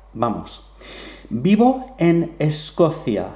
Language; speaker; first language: Spanish; non-native, fluent; English